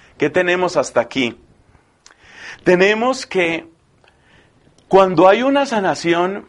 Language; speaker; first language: Spanish; native; Spanish